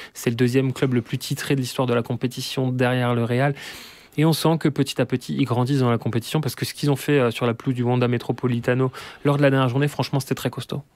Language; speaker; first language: French; native; French